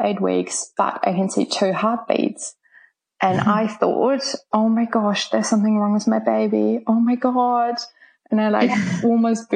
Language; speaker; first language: English; non-native, fluent; German